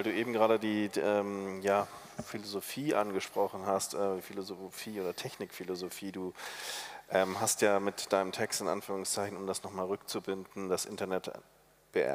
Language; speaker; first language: German; native; German